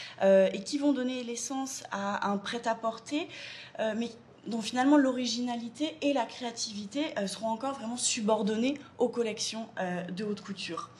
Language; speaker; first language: French; native; French